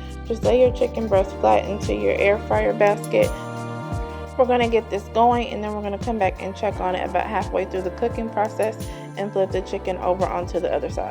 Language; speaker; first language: English; native; English